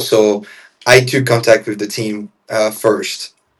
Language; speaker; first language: English; non-native, fluent; French